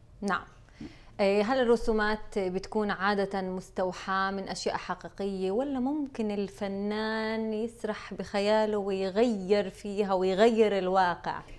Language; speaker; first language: Arabic; native; Arabic